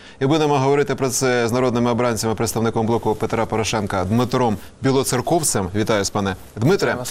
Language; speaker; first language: Ukrainian; native; Ukrainian